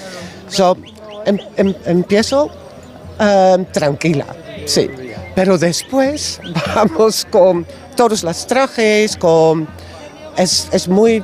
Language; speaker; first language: Spanish; non-native, learner; Dutch